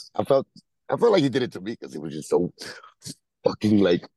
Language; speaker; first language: English; non-native, fluent; Spanish